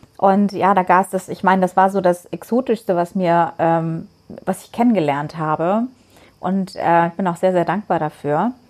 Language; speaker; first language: German; non-native, fluent; Persian